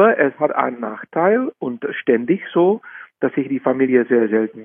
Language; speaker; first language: German; non-native, fluent; Czech